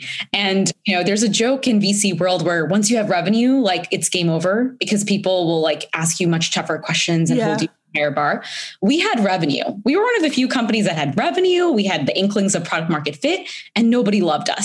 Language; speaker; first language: English; early bilingual, other home language; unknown